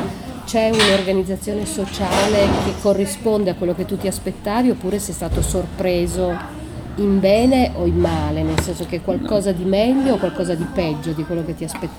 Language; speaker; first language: Italian; native; Italian